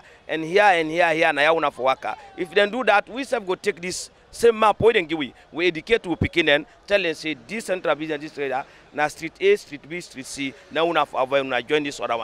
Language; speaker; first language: English; non-native, local second language; Krio